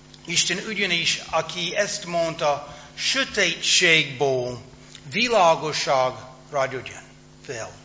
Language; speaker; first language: Hungarian; non-native, fluent; English